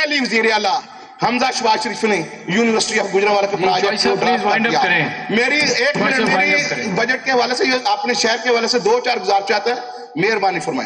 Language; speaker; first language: Urdu; non-native, local second language; Punjabi